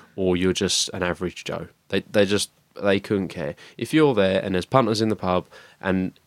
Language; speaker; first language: English; native; English